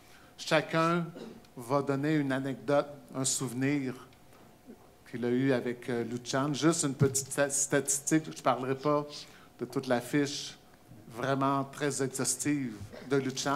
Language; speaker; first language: French; native; French